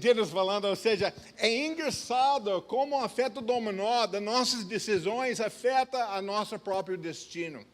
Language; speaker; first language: Portuguese; non-native, fluent; English